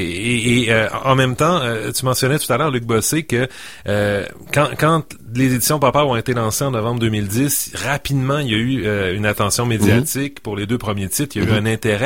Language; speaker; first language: French; native; French